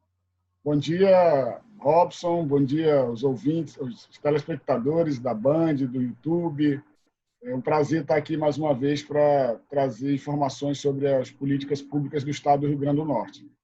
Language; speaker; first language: Portuguese; native; Portuguese